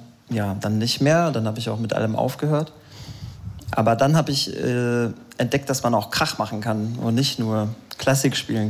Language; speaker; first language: German; native; German